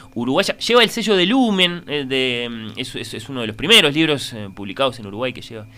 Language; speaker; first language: Spanish; native; Spanish